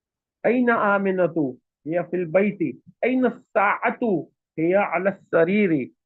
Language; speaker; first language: Arabic; non-native, fluent; Urdu